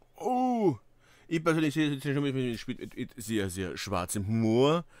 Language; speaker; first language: German; native; German